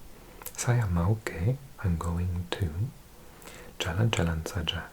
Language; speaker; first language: Indonesian; non-native, learner; Welsh